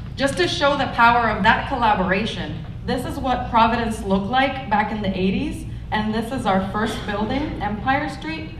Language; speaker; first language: English; non-native, fluent; Spanish